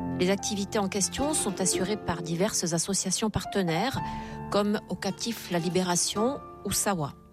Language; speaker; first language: French; native; French